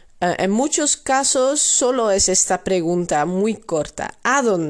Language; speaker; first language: Spanish; non-native, fluent; Dutch